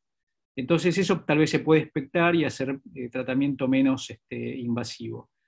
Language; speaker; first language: Spanish; native; Spanish